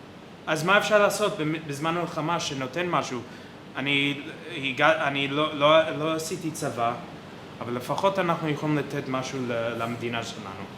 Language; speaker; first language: Hebrew; non-native, fluent; English